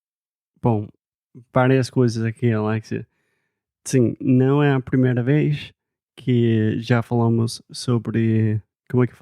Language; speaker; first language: Portuguese; non-native, fluent; English